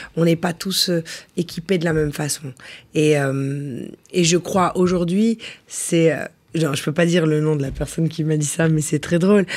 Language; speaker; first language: French; native; French